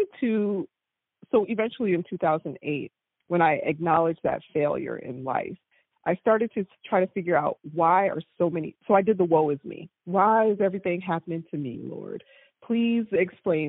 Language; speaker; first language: English; native; English